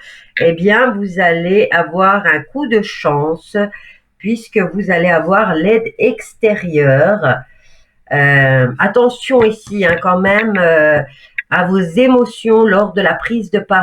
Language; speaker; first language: French; native; French